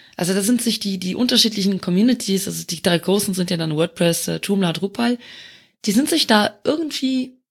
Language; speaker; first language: German; non-native, local second language; Luxembourgish